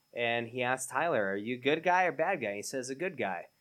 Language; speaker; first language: English; native; English